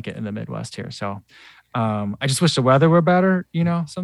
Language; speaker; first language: English; native; English